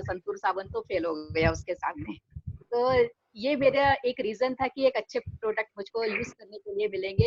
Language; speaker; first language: Hindi; native; Hindi